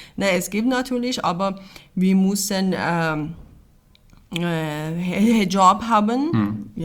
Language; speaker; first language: German; non-native, learner; Persian